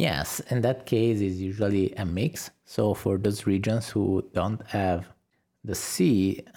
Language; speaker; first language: English; non-native, fluent; Italian